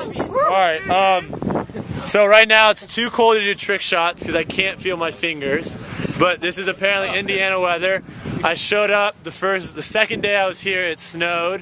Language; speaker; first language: English; native; English